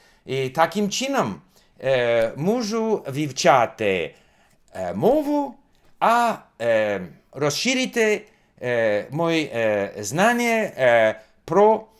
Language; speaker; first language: Ukrainian; non-native, learner; English